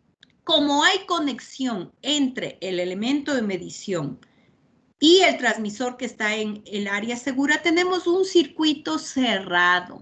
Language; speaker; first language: Spanish; native; Spanish